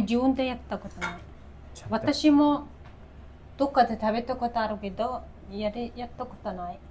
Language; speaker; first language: Japanese; non-native, fluent; Mongolian